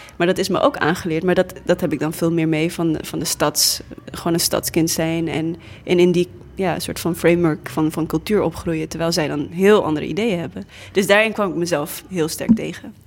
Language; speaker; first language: Dutch; early bilingual, other home language; English